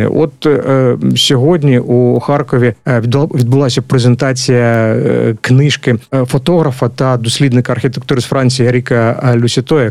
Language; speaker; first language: Ukrainian; native; Ukrainian